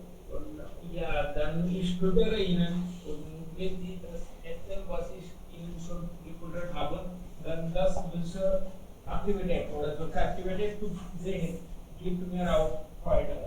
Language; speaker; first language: German; non-native, learner; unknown